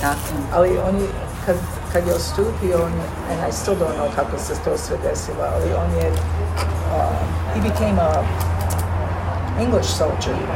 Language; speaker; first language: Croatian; early bilingual, heritage; Serbian